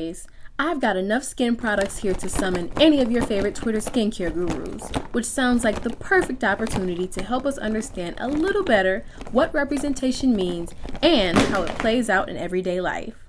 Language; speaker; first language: English; native; English